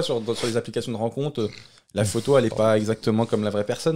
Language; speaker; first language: French; native; French